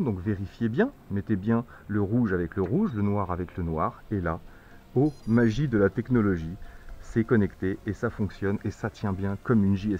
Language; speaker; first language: French; native; French